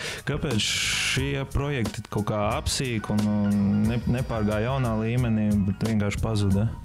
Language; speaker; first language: Latvian; native; Latvian